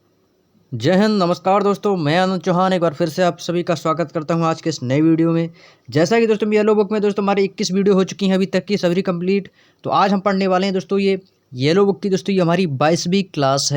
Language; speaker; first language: Hindi; native; Hindi